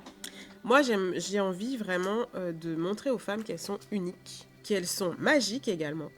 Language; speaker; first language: French; native; French